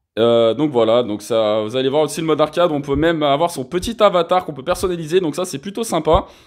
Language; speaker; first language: French; native; French